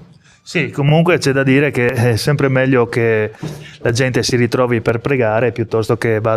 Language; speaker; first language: Italian; native; Italian